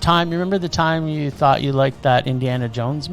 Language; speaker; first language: English; native; English